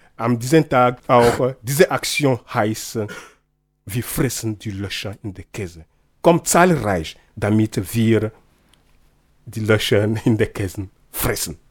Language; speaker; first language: German; non-native, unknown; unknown